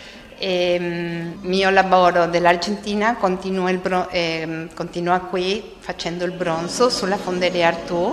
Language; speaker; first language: Italian; non-native, learner; Spanish